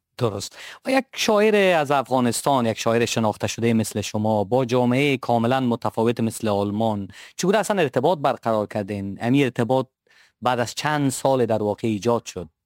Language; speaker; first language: Persian; native; Persian